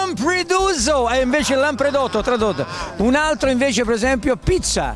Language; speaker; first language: Italian; native; Italian